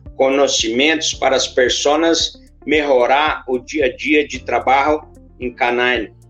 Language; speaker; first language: Spanish; non-native, learner; Portuguese